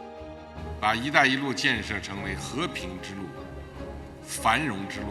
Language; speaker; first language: Chinese; native; Chinese